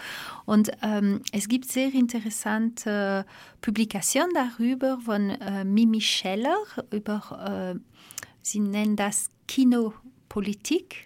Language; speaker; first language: German; non-native, fluent; French